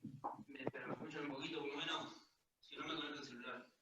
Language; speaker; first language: Spanish; native; Spanish